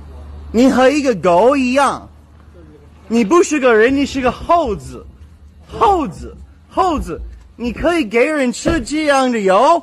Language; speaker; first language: Chinese; non-native, learner; English